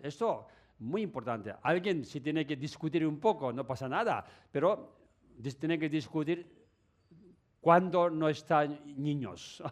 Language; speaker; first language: Spanish; non-native, learner; Tibetan